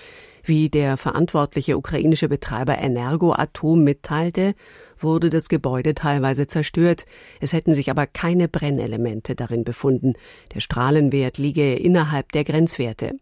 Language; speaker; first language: German; native; German